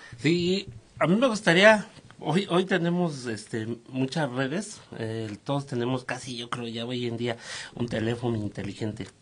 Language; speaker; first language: Spanish; native; Spanish